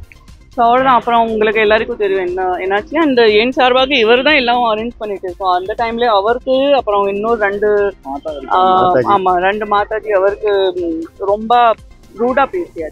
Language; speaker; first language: Tamil; non-native, fluent; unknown